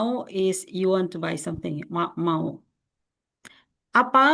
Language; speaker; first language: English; non-native, fluent; Indonesian